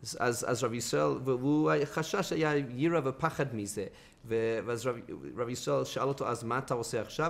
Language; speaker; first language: Hebrew; non-native, fluent; English